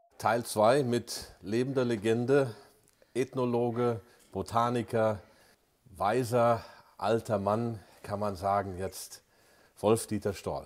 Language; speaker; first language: German; native; German